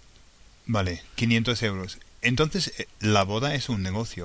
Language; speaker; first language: Spanish; non-native, fluent; English